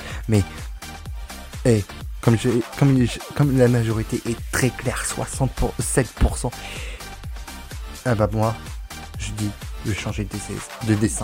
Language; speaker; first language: French; native; French